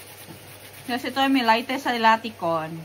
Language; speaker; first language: Finnish; non-native, learner; Filipino